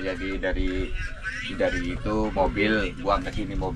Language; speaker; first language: Indonesian; native; Indonesian